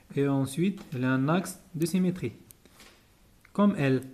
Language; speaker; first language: French; non-native, local second language; Arabic